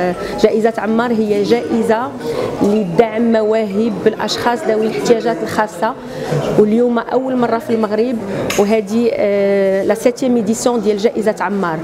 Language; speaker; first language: Arabic; native; Arabic